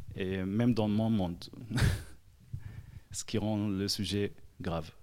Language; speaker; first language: French; non-native, fluent; Arabic